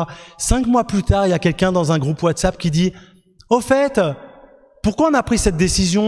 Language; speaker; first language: French; native; French